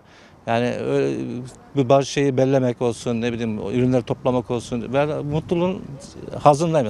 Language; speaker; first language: Turkish; native; Turkish